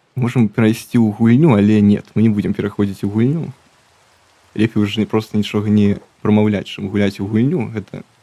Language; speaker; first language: Belarusian; non-native, local second language; Russian